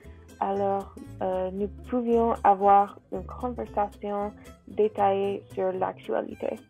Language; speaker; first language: French; non-native, learner; English